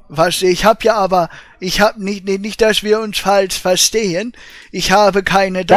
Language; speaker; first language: German; native; German